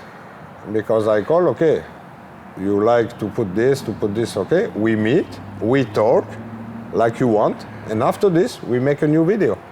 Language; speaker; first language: English; non-native, learner; French